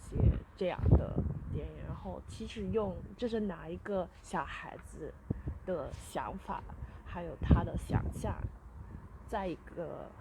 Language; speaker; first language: Chinese; early bilingual, heritage; Chinese